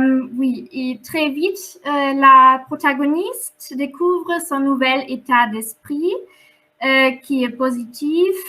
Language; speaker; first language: French; non-native, fluent; German